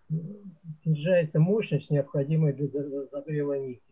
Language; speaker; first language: Russian; native; Russian